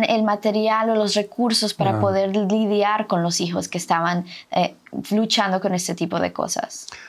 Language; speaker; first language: Spanish; native; Spanish